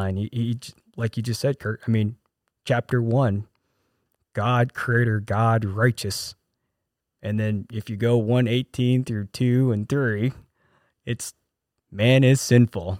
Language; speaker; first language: English; early bilingual, other home language; Korean